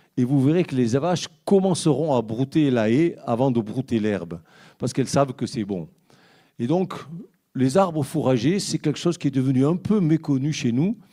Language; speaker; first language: French; native; French